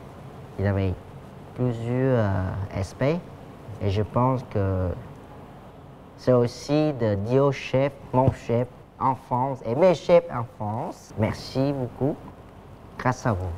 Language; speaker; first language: French; non-native, fluent; Vietnamese